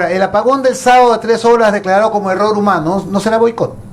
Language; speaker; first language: Spanish; native; Spanish